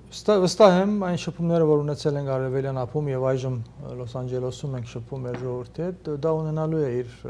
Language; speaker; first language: Armenian; early bilingual, heritage; Armenian